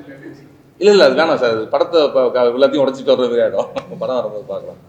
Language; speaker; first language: Tamil; native; Tamil